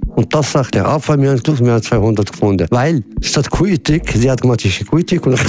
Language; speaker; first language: German; non-native, learner; Arabic